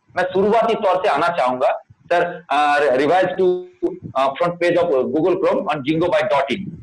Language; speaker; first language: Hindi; non-native, local second language; Bangla